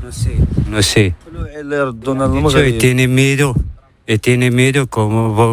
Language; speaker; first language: Spanish; non-native, learner; Arabic